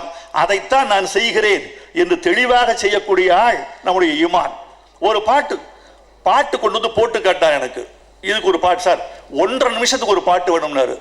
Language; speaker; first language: Tamil; native; Tamil